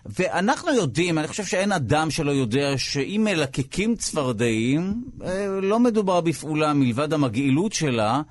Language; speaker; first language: Hebrew; native; Hebrew